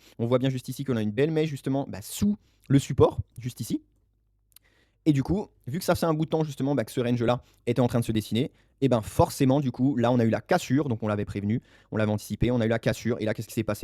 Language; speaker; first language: French; native; French